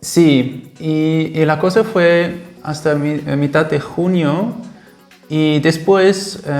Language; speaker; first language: Spanish; non-native, fluent; German